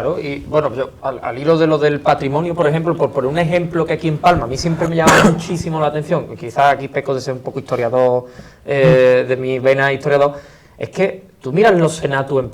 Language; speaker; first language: Spanish; native; Spanish